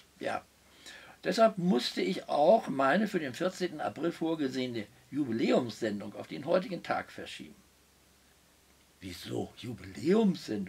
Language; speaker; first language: German; native; German